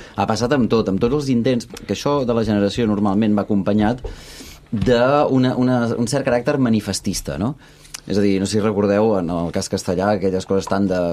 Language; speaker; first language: Catalan; early bilingual, other home language; Russian